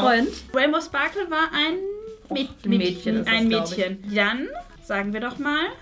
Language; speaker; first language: German; native; German